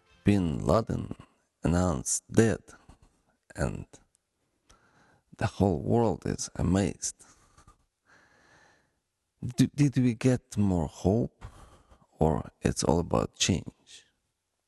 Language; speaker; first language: English; non-native, fluent; Ukrainian